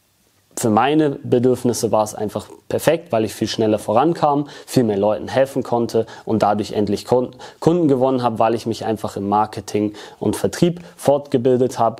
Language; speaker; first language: German; native; German